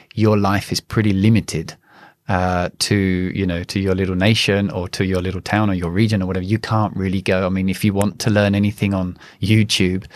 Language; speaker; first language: English; native; English